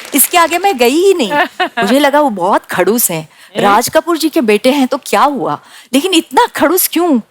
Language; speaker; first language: Hindi; non-native, local second language; Marathi